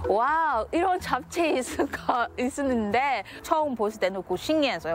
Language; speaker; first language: Korean; non-native, learner; Igbo